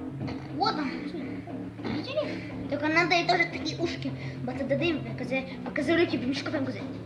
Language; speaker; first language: Russian; early bilingual, heritage; Russian